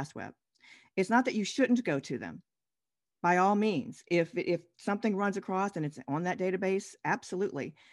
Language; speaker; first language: English; native; English